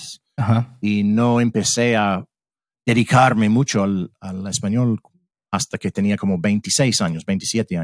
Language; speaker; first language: Spanish; early bilingual, heritage; English